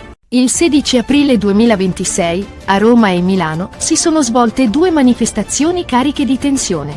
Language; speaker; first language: Italian; native; Italian